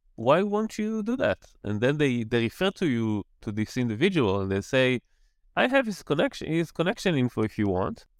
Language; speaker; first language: English; non-native, fluent; Hebrew